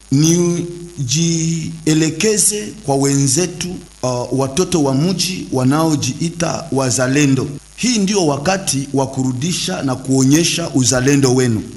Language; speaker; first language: Swahili; native; Swahili